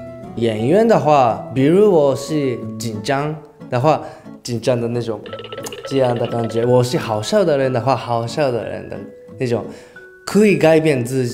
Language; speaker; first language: Chinese; non-native, learner; Japanese